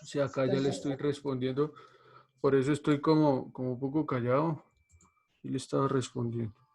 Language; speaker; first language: Spanish; native; Spanish